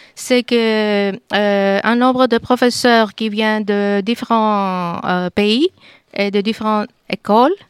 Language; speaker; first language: French; non-native, learner; Greek